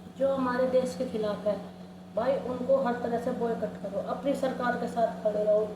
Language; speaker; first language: Hindi; native; Hindi